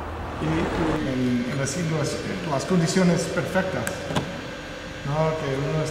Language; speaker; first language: Spanish; non-native, fluent; English